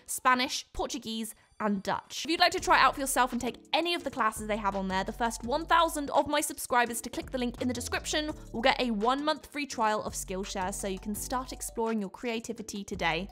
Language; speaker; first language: English; native; English